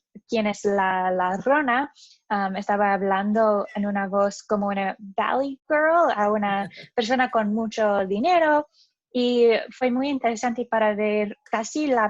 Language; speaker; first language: Spanish; non-native, learner; English